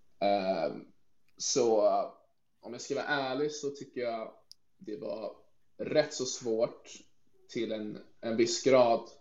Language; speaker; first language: Swedish; native; Swedish